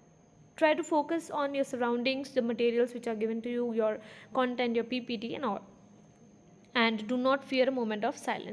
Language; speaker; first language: English; non-native, fluent; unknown